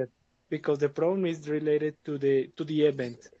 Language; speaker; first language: English; non-native, learner; Spanish